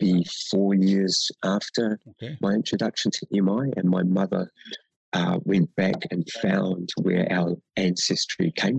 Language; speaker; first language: English; non-native, local second language; Māori